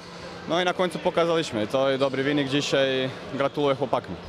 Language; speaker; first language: Polish; non-native, fluent; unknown